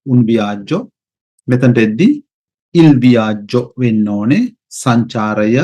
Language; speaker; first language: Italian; non-native, fluent; Sinhala